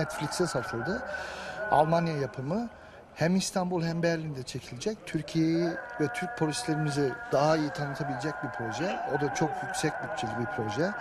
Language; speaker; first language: Turkish; early bilingual, heritage; Turkish